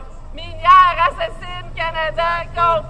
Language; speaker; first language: French; native; French